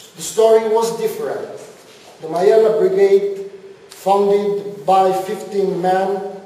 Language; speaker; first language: English; non-native, learner; Italian